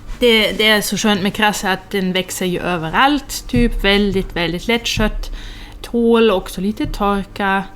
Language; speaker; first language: Swedish; native; Swedish